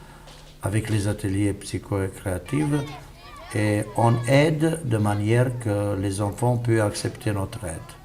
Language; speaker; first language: French; non-native, fluent; Bosnian